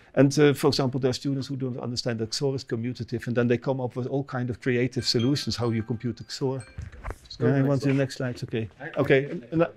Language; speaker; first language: English; non-native, fluent; Dutch